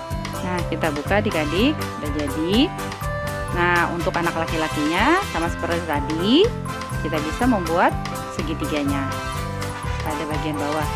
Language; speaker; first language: Indonesian; native; Indonesian